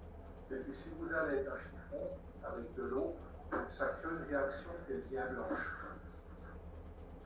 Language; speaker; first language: French; native; French